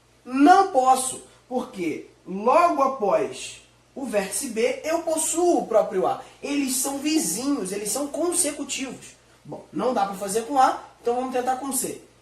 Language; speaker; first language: Portuguese; native; Portuguese